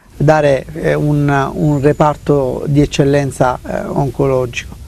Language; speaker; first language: Italian; native; Italian